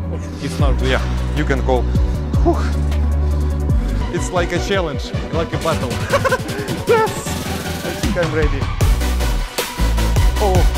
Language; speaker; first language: English; non-native, learner; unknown